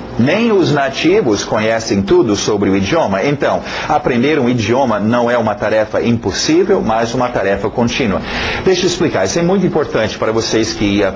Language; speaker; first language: Portuguese; non-native, fluent; English